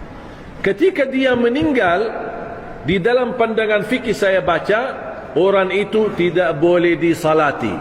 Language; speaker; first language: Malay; non-native, fluent; Arabic